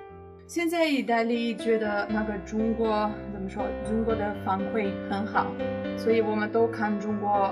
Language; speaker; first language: Chinese; non-native, fluent; Italian